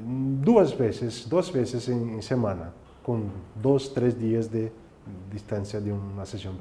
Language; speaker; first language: Spanish; non-native, fluent; Portuguese